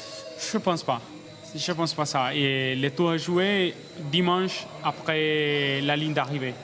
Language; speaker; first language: French; non-native, learner; Spanish